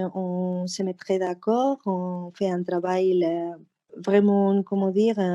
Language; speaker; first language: French; non-native, learner; Spanish